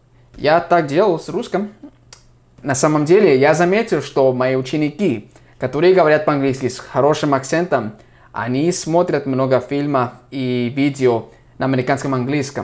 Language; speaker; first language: Russian; non-native, fluent; English